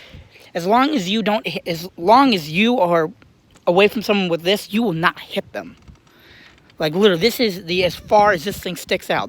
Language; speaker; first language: English; native; English